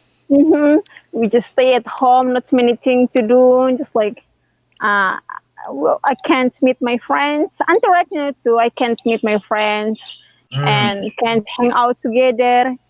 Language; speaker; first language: English; non-native, learner; Indonesian